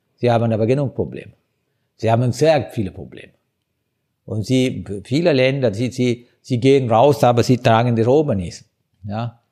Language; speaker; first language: German; non-native, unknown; Sinhala